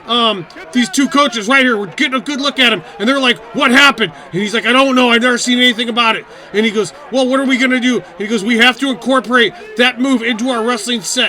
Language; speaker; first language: English; native; English